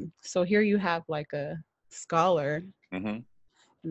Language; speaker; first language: English; native; English